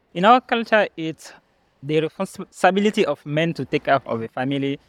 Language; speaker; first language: English; non-native, learner; French